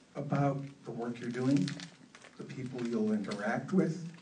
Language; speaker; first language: English; native; English